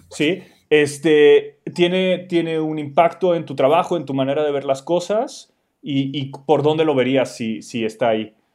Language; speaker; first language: Spanish; native; Spanish